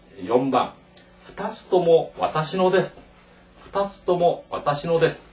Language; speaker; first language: Japanese; non-native, fluent; Korean